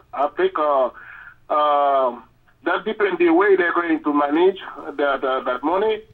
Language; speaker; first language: English; non-native, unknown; Haitian Creole